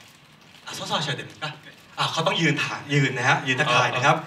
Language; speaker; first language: Korean; non-native, fluent; Thai